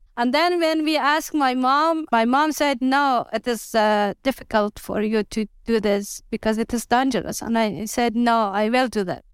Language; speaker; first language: English; non-native, learner; Persian